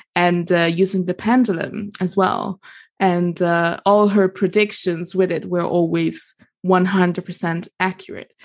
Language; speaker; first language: English; non-native, fluent; Italian